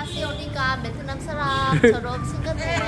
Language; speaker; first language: Korean; non-native, learner; Vietnamese